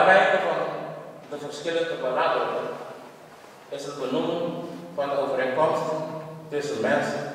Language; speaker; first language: Dutch; non-native, local second language; Papiamento